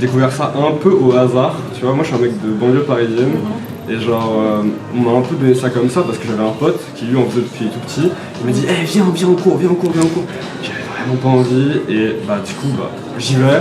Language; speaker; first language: French; native; French